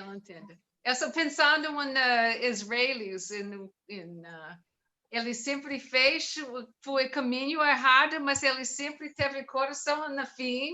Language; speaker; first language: Portuguese; non-native, learner; English